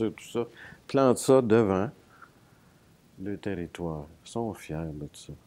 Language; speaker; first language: French; native; French